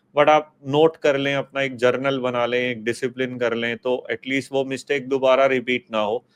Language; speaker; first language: Hindi; native; Hindi